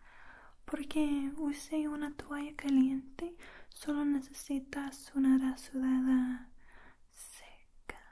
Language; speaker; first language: Spanish; non-native, learner; English